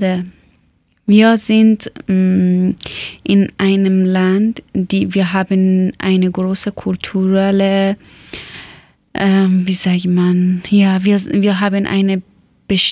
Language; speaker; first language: German; non-native, learner; Persian